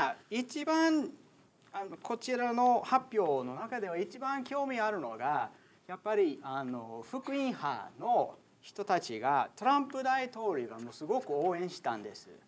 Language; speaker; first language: Japanese; non-native, fluent; English